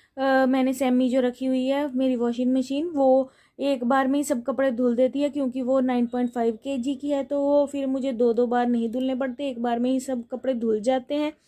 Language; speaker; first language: Hindi; non-native, local second language; Punjabi